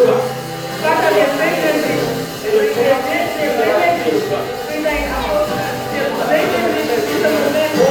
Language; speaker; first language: German; non-native, learner; French